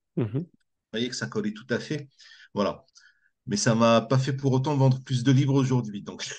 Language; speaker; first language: French; native; French